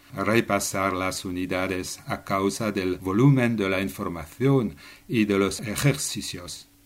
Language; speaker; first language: Spanish; non-native, learner; French